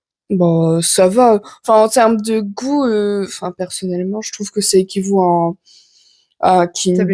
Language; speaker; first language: French; native; French